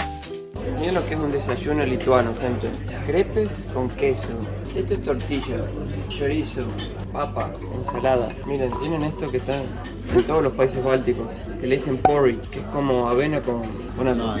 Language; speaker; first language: Spanish; native; Spanish